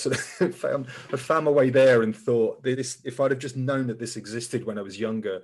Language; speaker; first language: English; native; English